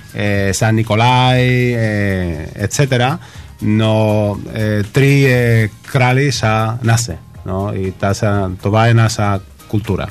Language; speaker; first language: Bulgarian; non-native, learner; Spanish